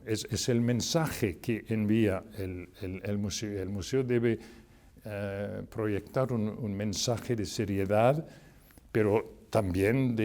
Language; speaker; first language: Spanish; non-native, fluent; French